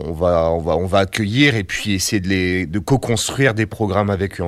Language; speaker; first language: French; native; French